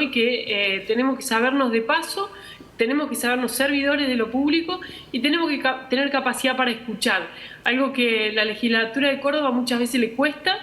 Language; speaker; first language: Spanish; native; Spanish